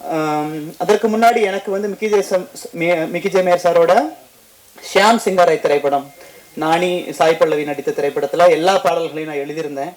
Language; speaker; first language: Tamil; native; Tamil